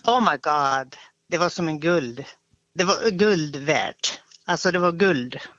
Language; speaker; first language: Swedish; non-native, fluent; Finnish